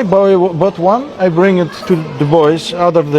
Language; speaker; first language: English; non-native, learner; Dutch